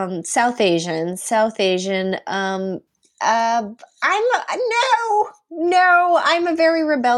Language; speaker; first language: English; non-native, fluent; Punjabi